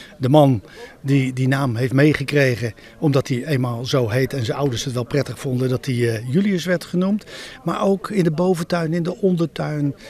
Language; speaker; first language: Dutch; native; Dutch